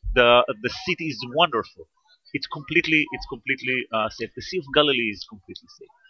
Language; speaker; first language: English; non-native, fluent; Hebrew